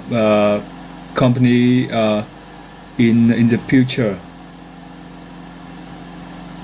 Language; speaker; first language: English; non-native, learner; Vietnamese